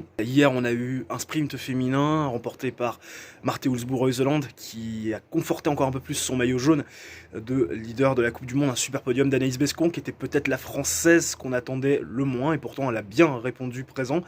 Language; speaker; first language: French; native; French